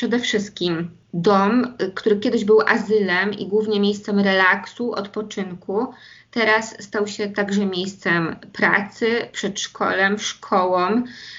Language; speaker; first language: Polish; native; Polish